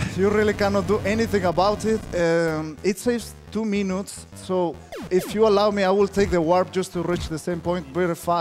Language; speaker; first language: English; non-native, fluent; Spanish